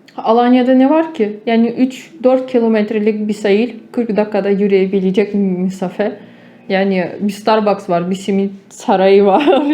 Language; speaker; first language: Turkish; non-native, fluent; Ukrainian